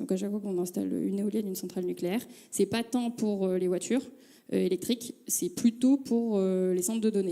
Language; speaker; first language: French; native; French